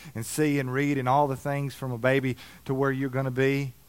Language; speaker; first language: English; native; English